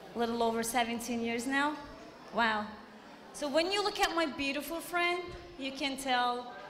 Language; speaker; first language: English; non-native, fluent; Turkish